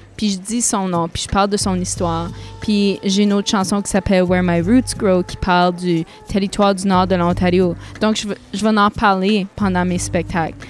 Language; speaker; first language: French; native; French